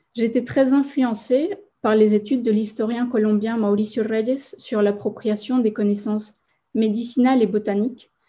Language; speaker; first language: French; non-native, fluent; Spanish